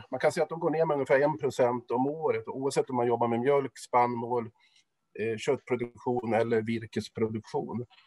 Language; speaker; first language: Swedish; native; Swedish